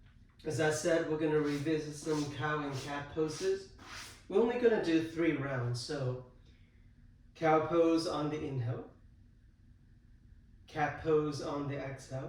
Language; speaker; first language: English; native; English